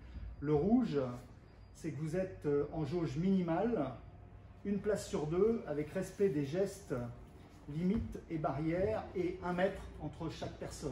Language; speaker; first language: French; native; French